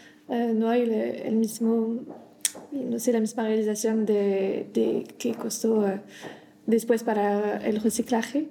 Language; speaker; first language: Spanish; non-native, learner; French